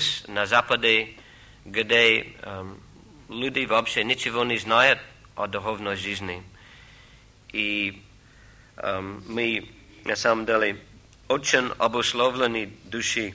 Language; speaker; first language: Russian; non-native, fluent; English